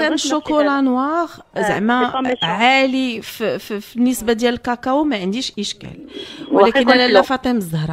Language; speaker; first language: Arabic; native; Arabic